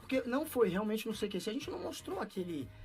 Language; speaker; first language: Portuguese; native; Portuguese